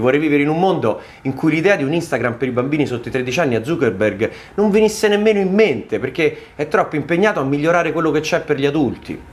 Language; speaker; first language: Italian; native; Italian